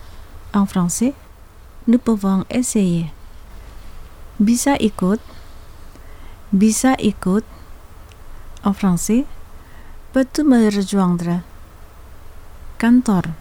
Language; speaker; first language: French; non-native, fluent; Indonesian